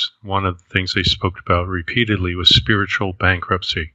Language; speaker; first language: English; native; English